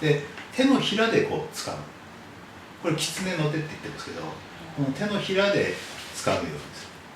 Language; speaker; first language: Japanese; native; Japanese